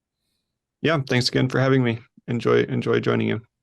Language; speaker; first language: English; native; English